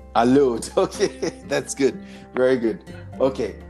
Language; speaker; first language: English; non-native, fluent; Haitian Creole